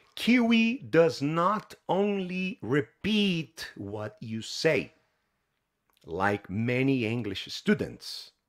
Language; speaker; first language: English; non-native, fluent; Portuguese